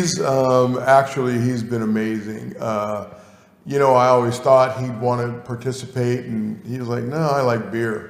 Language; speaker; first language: English; native; English